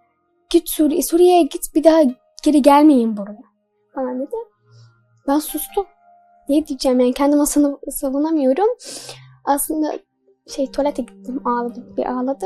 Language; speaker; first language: Turkish; early bilingual, other home language; Arabic